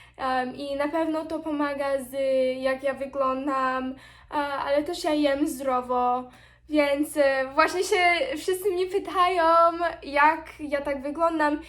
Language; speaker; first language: Polish; early bilingual, heritage; Polish